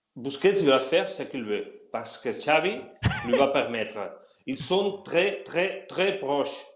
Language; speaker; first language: French; non-native, learner; Spanish